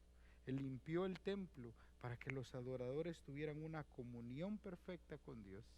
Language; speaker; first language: Spanish; native; Spanish